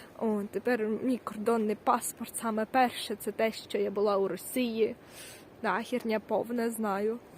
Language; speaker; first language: Ukrainian; native; Ukrainian